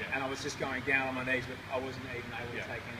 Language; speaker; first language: English; native; English